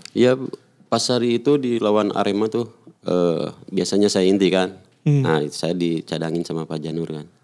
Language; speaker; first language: Indonesian; native; Indonesian